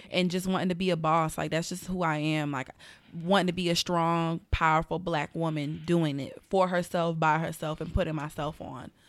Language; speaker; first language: English; native; English